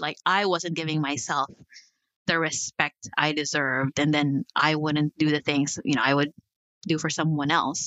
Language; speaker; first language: English; non-native, local second language; Filipino